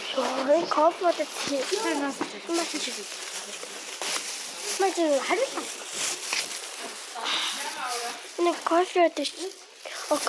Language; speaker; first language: Korean; non-native, learner; Mongolian